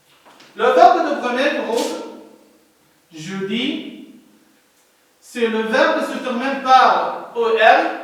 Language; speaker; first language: French; non-native, learner; Arabic